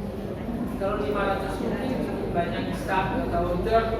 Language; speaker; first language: Indonesian; non-native, learner; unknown